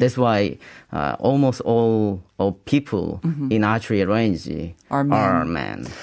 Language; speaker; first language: English; non-native, learner; Korean